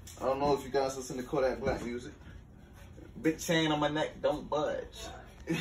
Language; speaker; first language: English; native; English